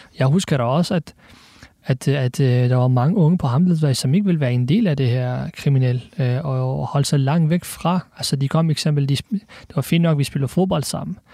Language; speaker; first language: Danish; early bilingual, other home language; Arabic